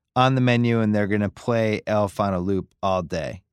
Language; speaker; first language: English; native; English